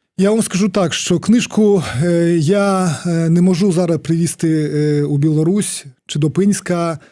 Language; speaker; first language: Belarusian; non-native, local second language; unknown